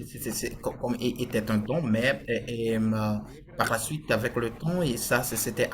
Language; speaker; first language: French; non-native, fluent; Portuguese